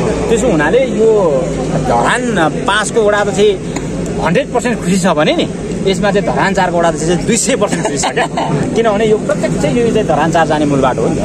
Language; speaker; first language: Nepali; native; Nepali